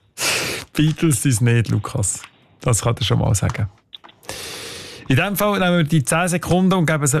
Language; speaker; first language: German; native; German